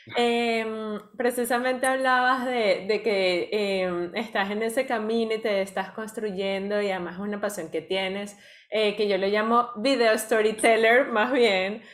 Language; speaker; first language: Spanish; native; Spanish